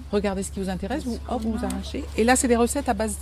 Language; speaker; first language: French; native; French